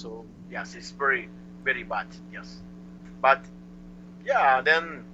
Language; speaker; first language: English; non-native, learner; Spanish